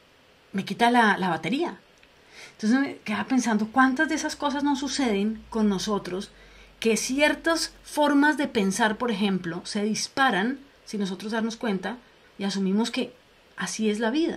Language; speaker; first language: Spanish; native; Spanish